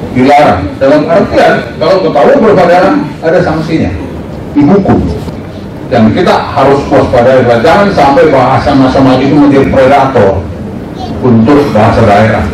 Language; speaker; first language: Indonesian; non-native, local second language; Batak Toba